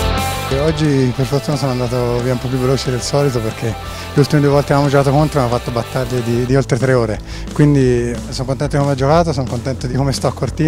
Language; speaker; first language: Italian; native; Italian